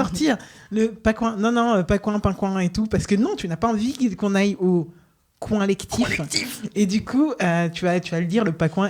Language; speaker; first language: French; native; French